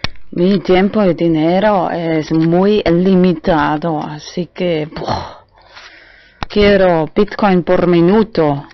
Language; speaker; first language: Spanish; non-native, fluent; German